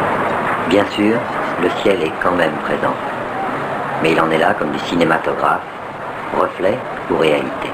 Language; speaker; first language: French; native; French